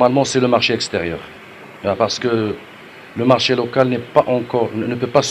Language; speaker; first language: French; non-native, local second language; Arabic